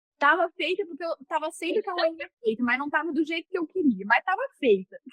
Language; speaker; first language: Portuguese; native; Portuguese